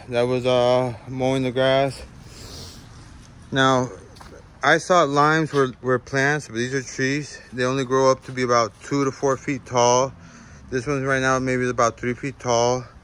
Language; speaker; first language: English; early bilingual, other home language; Spanish